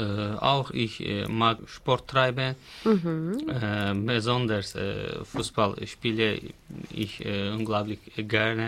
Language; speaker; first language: German; non-native, learner; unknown